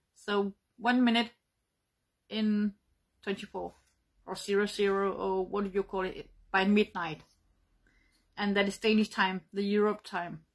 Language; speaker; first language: English; non-native, learner; Danish